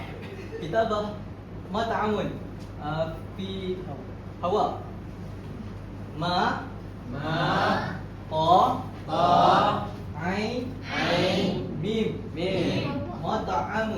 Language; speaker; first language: Arabic; non-native, learner; Malay